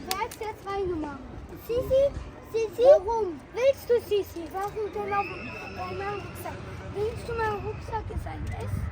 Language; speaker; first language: German; early bilingual, other home language; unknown